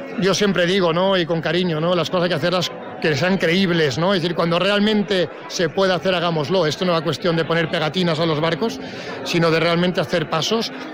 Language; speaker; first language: Spanish; non-native, local second language; Catalan